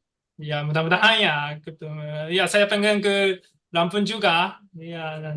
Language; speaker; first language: Indonesian; non-native, learner; Japanese